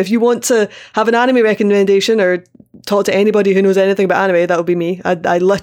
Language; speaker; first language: English; native; English